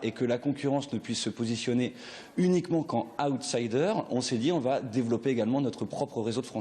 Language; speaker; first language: French; native; French